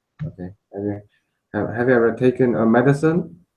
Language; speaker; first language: English; non-native, learner; Korean